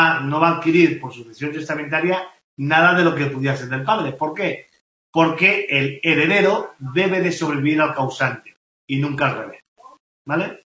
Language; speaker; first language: Spanish; native; Spanish